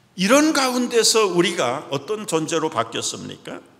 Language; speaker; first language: Korean; native; Korean